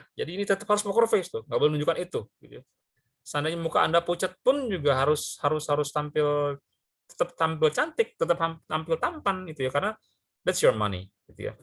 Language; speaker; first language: Indonesian; native; Indonesian